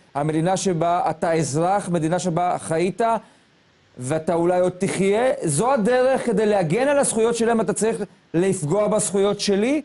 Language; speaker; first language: Hebrew; native; Hebrew